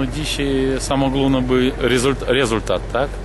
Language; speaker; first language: Polish; non-native, learner; Ukrainian